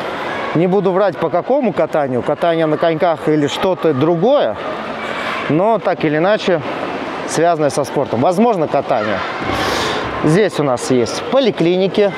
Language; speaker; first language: Russian; native; Russian